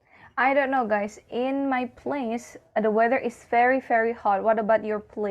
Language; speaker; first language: English; non-native, fluent; Indonesian